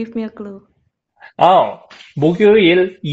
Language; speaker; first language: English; non-native, learner; Indonesian